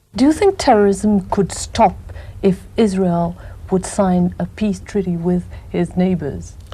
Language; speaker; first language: English; non-native, fluent; French